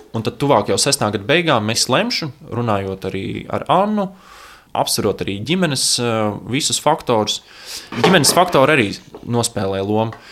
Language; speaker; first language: Latvian; non-native, local second language; Russian